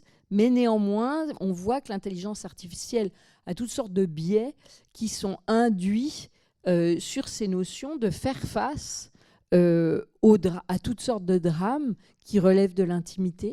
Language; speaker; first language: French; native; French